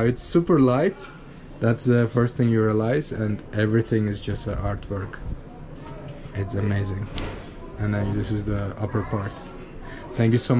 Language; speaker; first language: English; non-native, fluent; Azerbaijani